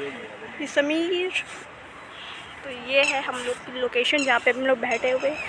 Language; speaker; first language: Hindi; native; Hindi